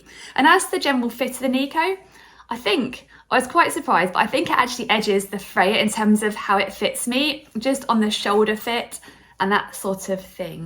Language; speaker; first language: English; native; English